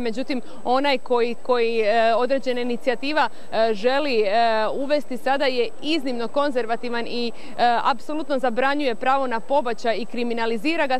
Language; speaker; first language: Croatian; native; Croatian